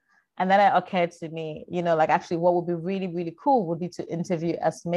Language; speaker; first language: English; non-native, local second language; Akan